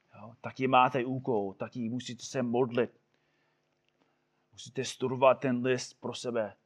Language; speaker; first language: Czech; non-native, fluent; English